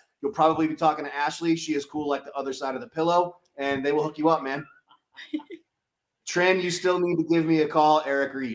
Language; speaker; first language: English; native; English